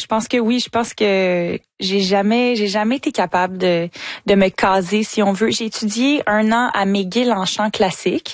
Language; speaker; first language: French; native; French